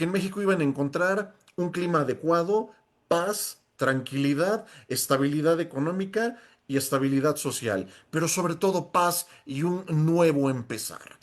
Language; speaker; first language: Spanish; native; Spanish